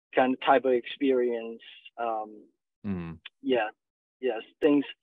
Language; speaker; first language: English; non-native, fluent; Chinese